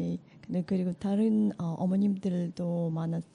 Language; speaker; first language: Korean; non-native, learner; Russian